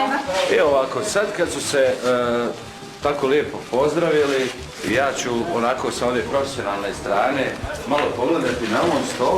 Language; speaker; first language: Bosnian; native; Bosnian